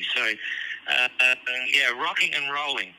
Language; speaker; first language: English; native; English